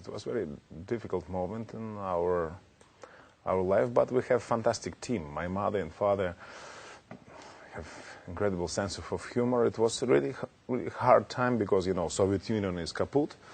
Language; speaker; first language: English; non-native, learner; Russian